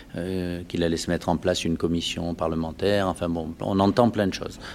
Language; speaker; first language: French; native; French